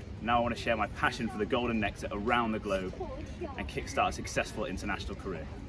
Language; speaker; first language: English; native; English